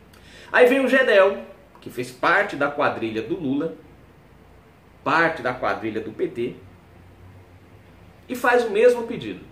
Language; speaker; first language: Portuguese; native; Portuguese